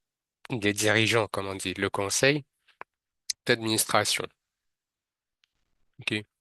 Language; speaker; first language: French; non-native, fluent; Arabic